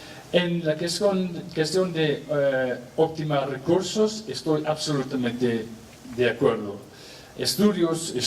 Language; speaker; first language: Spanish; non-native, fluent; English